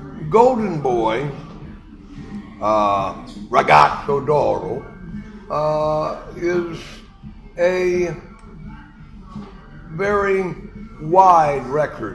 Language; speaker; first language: English; native; English